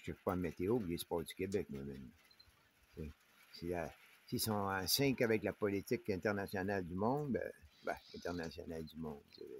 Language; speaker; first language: French; native; French